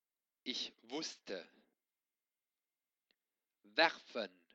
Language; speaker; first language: German; non-native, local second language; Luxembourgish